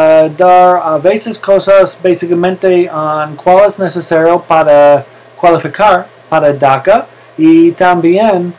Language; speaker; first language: Spanish; non-native, learner; English